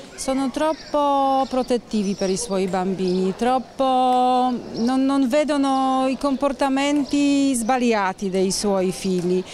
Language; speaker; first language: Italian; non-native, fluent; Polish